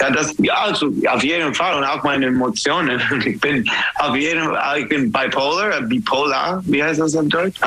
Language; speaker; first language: German; non-native, learner; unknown